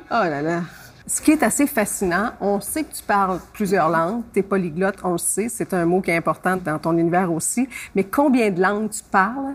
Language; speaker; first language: French; native; French